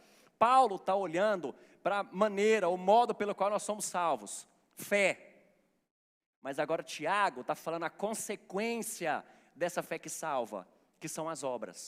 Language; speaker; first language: Portuguese; native; Portuguese